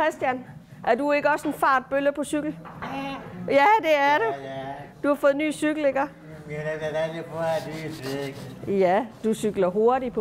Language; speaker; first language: Danish; native; Danish